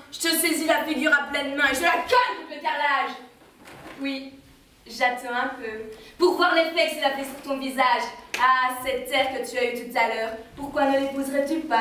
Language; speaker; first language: French; native; French